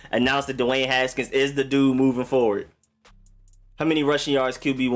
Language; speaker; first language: English; native; English